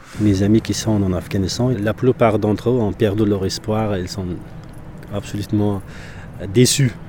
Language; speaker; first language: French; non-native, fluent; Persian